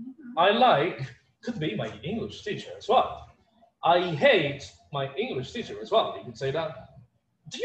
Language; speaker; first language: English; non-native, fluent; Portuguese